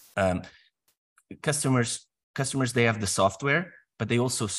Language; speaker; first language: English; non-native, fluent; Portuguese